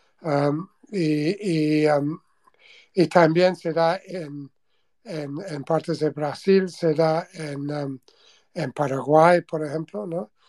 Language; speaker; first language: Spanish; non-native, fluent; English